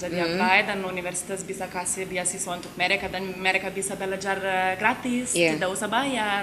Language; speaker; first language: Indonesian; non-native, learner; Lithuanian